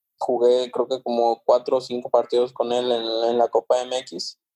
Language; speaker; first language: Spanish; native; Spanish